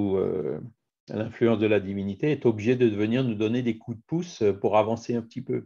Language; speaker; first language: French; native; French